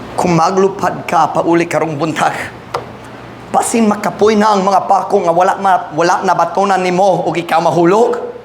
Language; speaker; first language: Cebuano; non-native, fluent; English